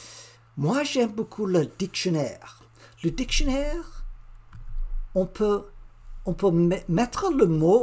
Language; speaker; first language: French; non-native, learner; English